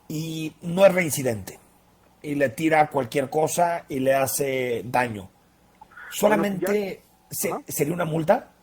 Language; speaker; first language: Spanish; native; Spanish